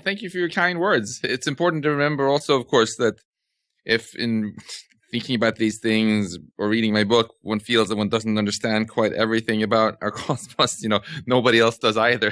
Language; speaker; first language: English; non-native, fluent; Swedish